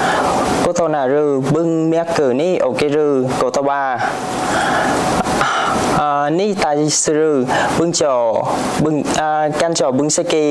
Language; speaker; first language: Japanese; non-native, learner; Vietnamese